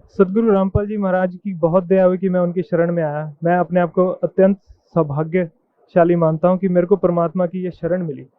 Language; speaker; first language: Hindi; native; Hindi